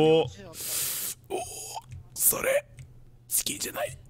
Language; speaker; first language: Japanese; non-native, learner; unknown